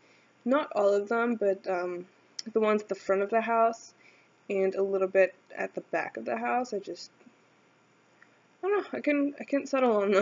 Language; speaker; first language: English; native; English